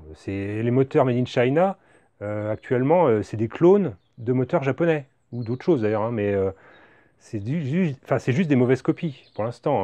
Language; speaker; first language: French; native; French